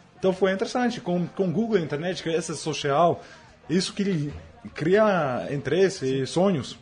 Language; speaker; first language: Portuguese; non-native, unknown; Afrikaans